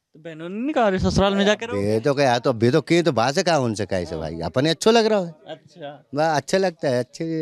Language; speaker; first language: Hindi; native; Hindi